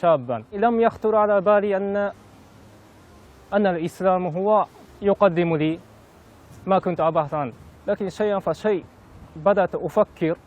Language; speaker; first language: Arabic; non-native, fluent; Japanese